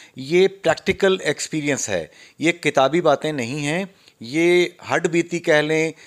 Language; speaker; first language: Urdu; non-native, local second language; Pahari-Potwari